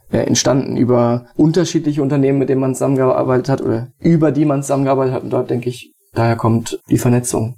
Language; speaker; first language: German; native; German